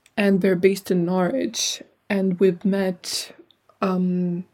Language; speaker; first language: English; non-native, fluent; Lithuanian